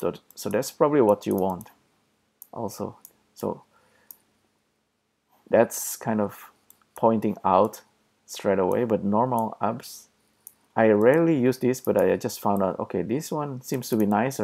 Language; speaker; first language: English; non-native, fluent; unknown